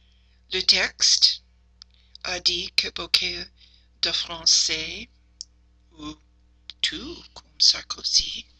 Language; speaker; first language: French; non-native, learner; English